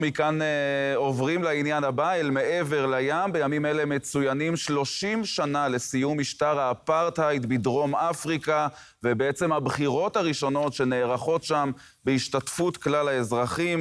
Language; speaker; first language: Hebrew; native; Hebrew